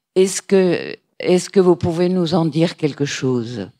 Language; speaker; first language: French; non-native, fluent; English